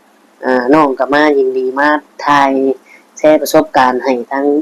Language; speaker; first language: Thai; non-native, local second language; Lao